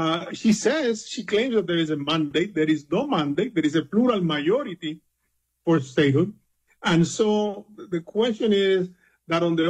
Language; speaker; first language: English; non-native, fluent; Spanish